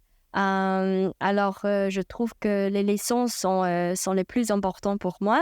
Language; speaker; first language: French; non-native, fluent; Chinese